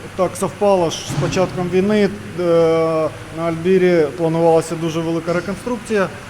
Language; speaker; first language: Ukrainian; non-native, local second language; Russian